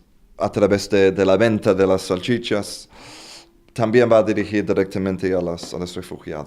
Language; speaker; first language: Spanish; non-native, fluent; English